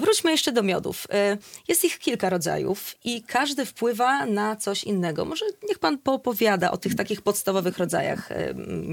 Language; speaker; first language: Polish; native; Polish